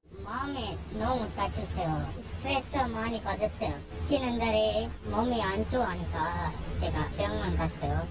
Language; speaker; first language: Korean; non-native, learner; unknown